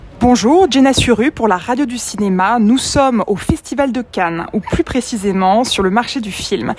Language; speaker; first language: French; native; French